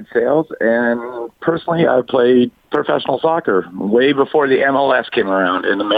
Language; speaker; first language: English; native; English